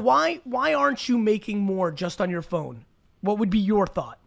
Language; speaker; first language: English; early bilingual, other home language; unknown